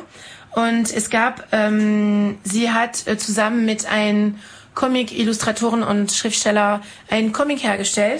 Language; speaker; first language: German; non-native, fluent; French